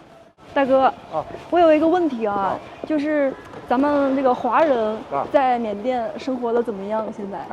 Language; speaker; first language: Chinese; native; Chinese